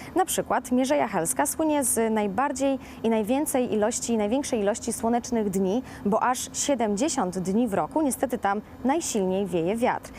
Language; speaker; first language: Polish; native; Polish